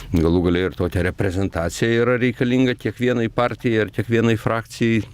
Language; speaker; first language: Lithuanian; native; Lithuanian